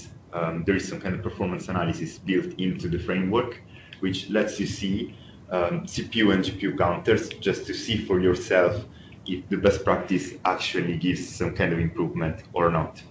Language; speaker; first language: English; non-native, fluent; Italian